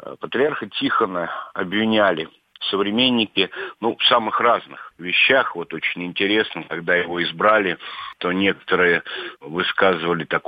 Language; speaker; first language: Russian; native; Russian